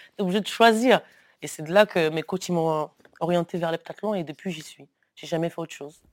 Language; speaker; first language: French; early bilingual, other home language; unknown